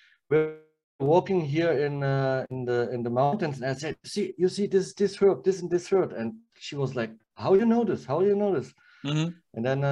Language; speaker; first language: English; non-native, learner; German